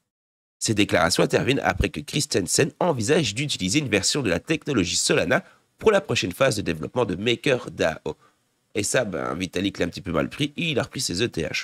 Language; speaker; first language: French; native; French